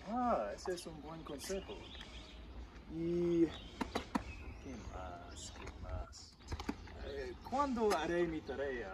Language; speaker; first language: Spanish; non-native, learner; English